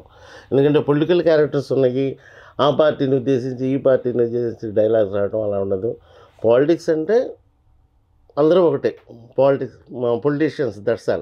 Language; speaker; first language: Telugu; native; Telugu